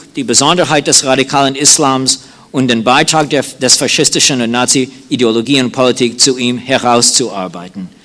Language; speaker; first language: German; non-native, fluent; English